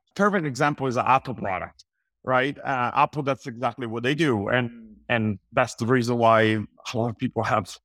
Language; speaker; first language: English; non-native, fluent; Italian